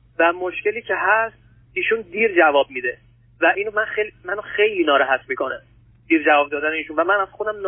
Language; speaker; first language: Persian; early bilingual, other home language; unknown